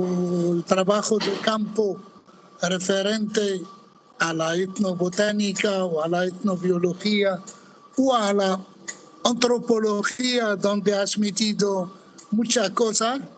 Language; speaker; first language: Spanish; non-native, fluent; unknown